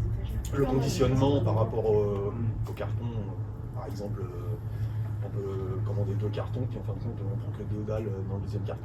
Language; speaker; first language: French; native; French